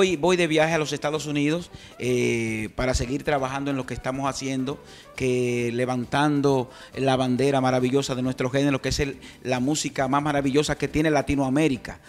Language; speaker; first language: Spanish; native; Spanish